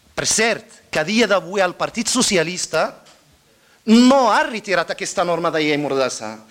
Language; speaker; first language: Catalan; non-native, fluent; Arabic